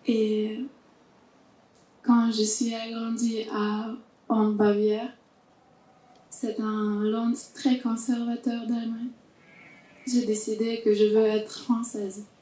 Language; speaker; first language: French; non-native, learner; Russian